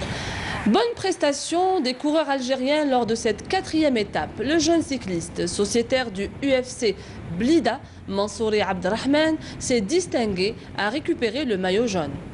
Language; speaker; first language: French; non-native, local second language; Arabic